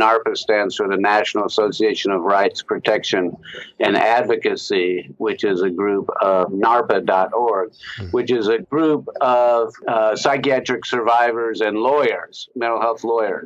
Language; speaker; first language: English; native; English